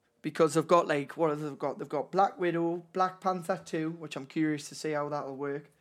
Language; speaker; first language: English; native; English